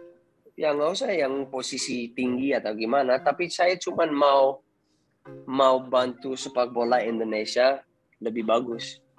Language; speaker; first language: Indonesian; non-native, fluent; Dutch